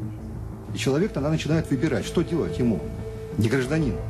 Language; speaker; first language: Russian; native; Russian